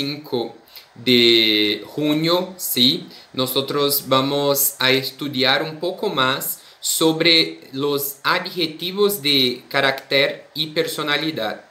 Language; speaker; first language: Spanish; non-native, fluent; Portuguese